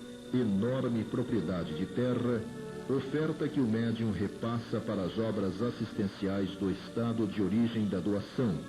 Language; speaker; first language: Portuguese; native; Portuguese